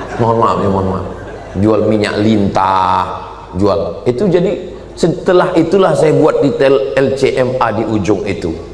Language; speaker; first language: Indonesian; native; Indonesian